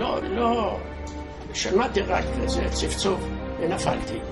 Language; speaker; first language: Hebrew; non-native, fluent; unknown